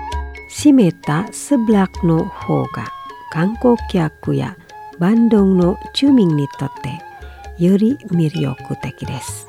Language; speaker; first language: Japanese; non-native, fluent; Indonesian